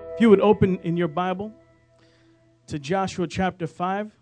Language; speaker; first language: English; native; English